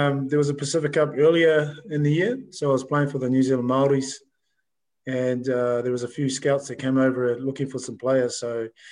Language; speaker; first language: English; native; English